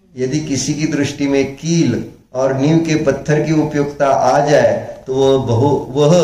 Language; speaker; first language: Hindi; non-native, local second language; Marathi